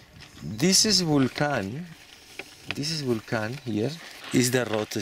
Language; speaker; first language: German; non-native, learner; Spanish